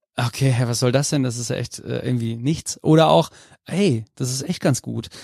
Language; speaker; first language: German; native; German